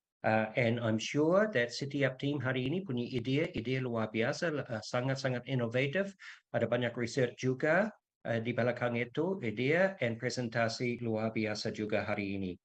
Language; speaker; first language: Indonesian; non-native, learner; English